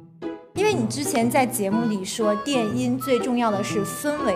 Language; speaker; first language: Chinese; native; Chinese